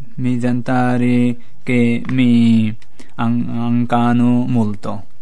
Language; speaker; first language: Italian; non-native, learner; Bangla